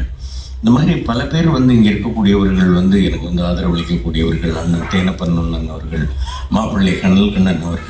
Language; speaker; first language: Tamil; native; Tamil